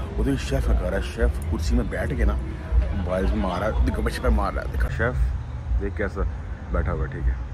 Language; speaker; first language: Urdu; non-native, local second language; Punjabi